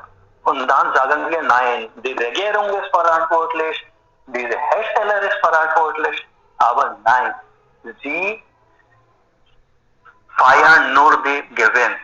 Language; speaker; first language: German; non-native, fluent; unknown